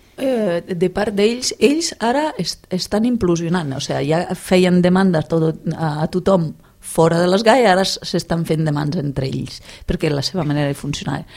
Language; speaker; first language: Catalan; non-native, fluent; Italian